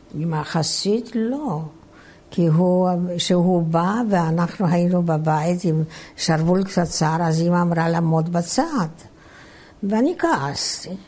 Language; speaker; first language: Hebrew; non-native, fluent; Polish